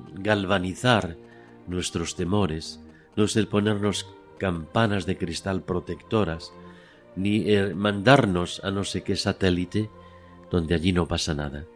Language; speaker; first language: Spanish; native; Spanish